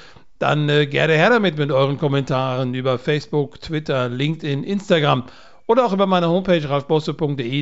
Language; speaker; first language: German; native; German